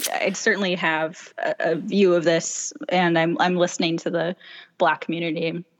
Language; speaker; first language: English; native; English